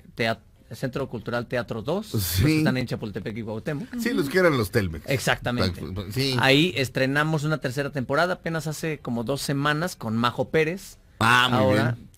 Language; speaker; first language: Spanish; native; Spanish